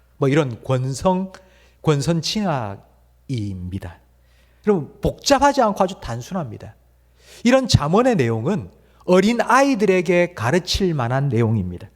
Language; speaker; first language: Korean; native; Korean